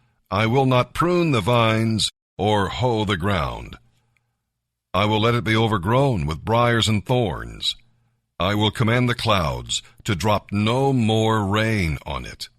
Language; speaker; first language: English; native; English